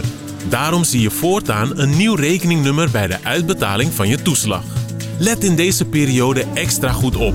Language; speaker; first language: Dutch; native; Dutch